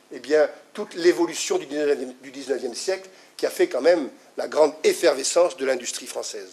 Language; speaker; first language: French; native; French